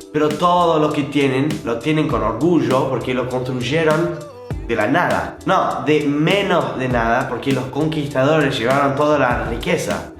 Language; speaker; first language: Spanish; non-native, fluent; English